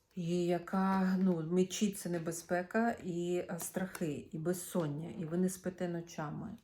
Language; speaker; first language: Ukrainian; non-native, local second language; Russian